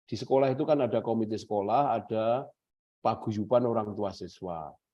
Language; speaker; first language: Indonesian; native; Indonesian